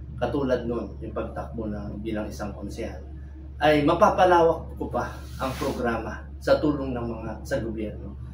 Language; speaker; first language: Filipino; non-native, local second language; Iloko